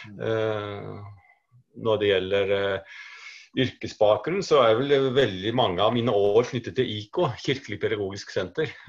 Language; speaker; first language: Norwegian; native; Norwegian